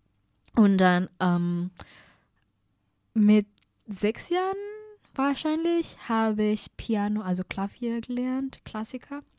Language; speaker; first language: German; non-native, fluent; Indonesian